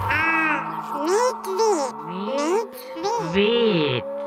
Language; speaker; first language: Russian; non-native, learner; German